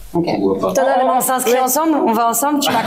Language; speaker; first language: French; native; French